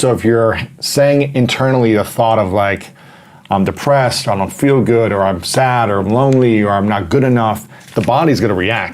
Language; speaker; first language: English; native; English